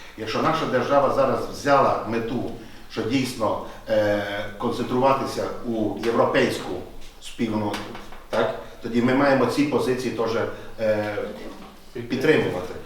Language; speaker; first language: Ukrainian; native; Ukrainian